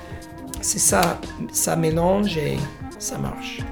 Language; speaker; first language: French; non-native, fluent; English